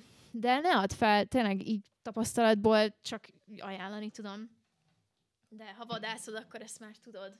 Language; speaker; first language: Hungarian; native; Hungarian